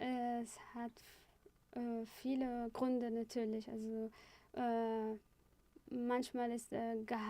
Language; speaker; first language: German; non-native, fluent; Arabic